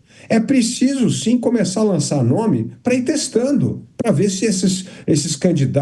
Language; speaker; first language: Portuguese; native; Portuguese